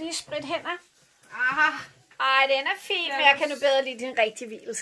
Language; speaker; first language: Danish; native; Danish